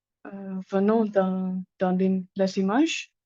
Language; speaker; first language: French; non-native, learner; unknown